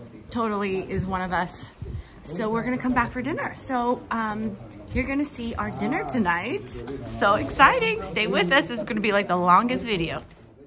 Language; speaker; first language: English; native; English